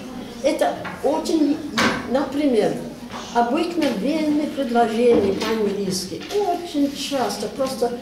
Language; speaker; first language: Russian; non-native, learner; English